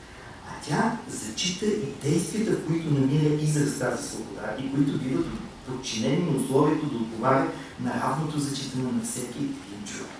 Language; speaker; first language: Bulgarian; native; Bulgarian